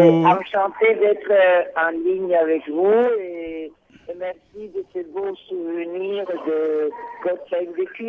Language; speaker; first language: French; non-native, fluent; Spanish